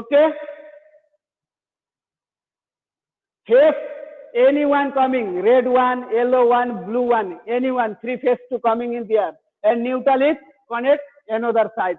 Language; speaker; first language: English; non-native, learner; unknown